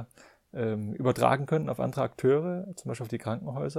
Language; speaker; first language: German; native; German